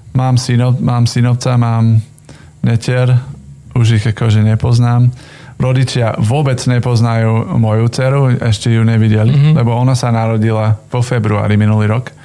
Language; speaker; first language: Slovak; non-native, fluent; English